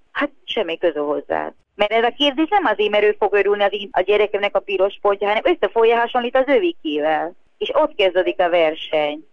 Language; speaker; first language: Hungarian; non-native, fluent; Spanish